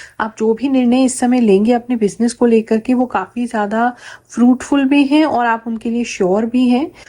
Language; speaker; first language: Hindi; native; Hindi